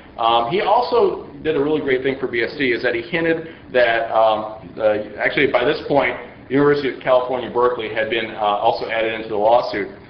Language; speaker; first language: English; native; English